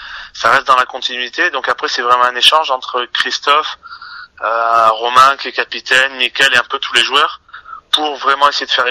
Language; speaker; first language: French; native; French